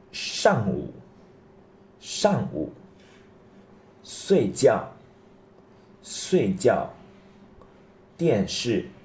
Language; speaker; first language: Chinese; non-native, fluent; English